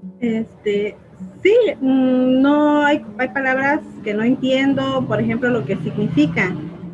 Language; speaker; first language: Spanish; non-native, local second language; Zapotec